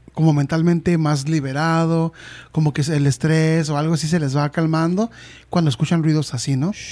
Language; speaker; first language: Spanish; early bilingual, heritage; Spanish